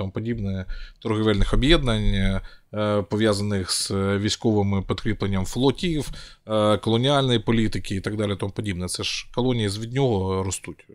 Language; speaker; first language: Ukrainian; non-native, local second language; Russian